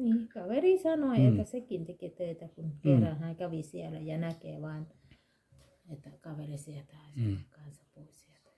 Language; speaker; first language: Finnish; non-native, learner; Thai